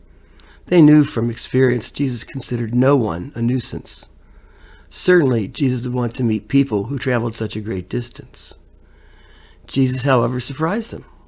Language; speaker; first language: English; native; English